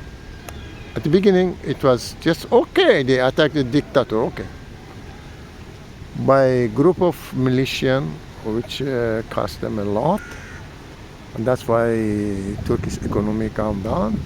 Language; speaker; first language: English; non-native, learner; Persian